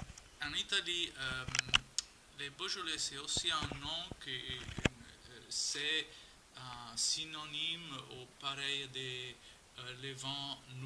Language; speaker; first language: French; non-native, learner; Italian